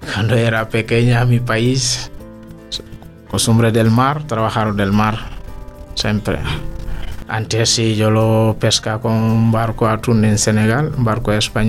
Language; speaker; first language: Spanish; non-native, learner; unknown